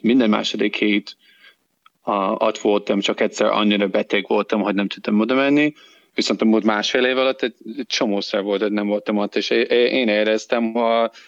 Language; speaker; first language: Hungarian; non-native, learner; English